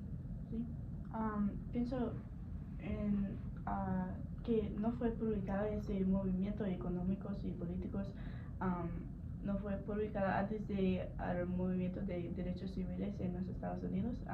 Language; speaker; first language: Spanish; non-native, learner; English